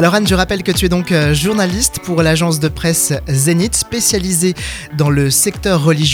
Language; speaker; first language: French; native; French